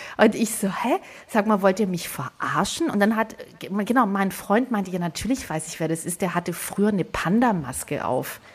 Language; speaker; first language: German; early bilingual, other home language; Greek